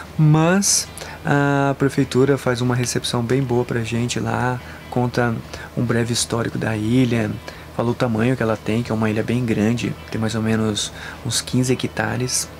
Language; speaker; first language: Portuguese; native; Portuguese